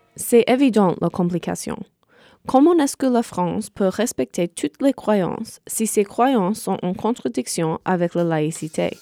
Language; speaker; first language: French; non-native, fluent; English